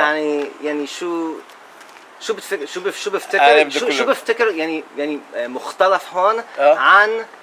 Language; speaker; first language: Arabic; non-native, learner; English